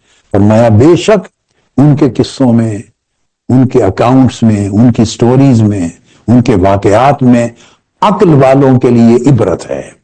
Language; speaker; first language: Urdu; native; Urdu